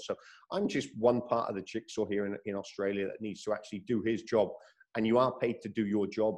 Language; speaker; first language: English; native; English